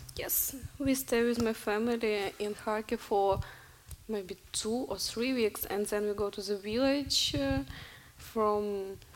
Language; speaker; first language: English; non-native, learner; Russian